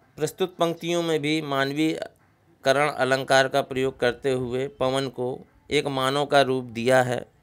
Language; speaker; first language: Hindi; native; Hindi